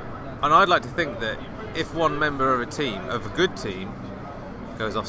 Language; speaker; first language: English; native; English